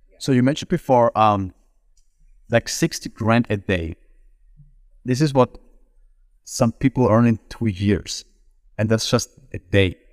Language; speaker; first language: English; non-native, fluent; German